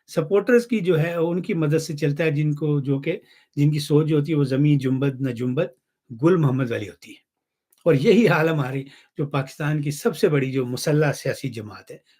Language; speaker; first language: Urdu; non-native, local second language; Punjabi